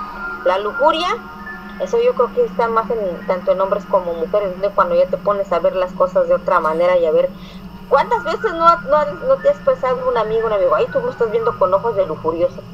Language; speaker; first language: Spanish; native; Spanish